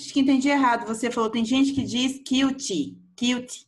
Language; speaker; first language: Portuguese; native; Portuguese